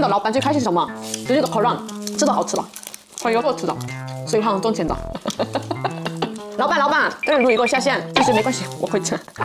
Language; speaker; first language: Chinese; non-native, learner; Korean